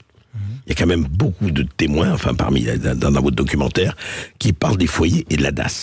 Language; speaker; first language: French; native; French